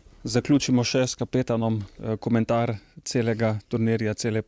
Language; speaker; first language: Slovenian; native; Slovenian